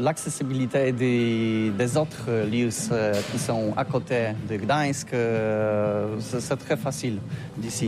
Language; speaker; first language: French; non-native, learner; Polish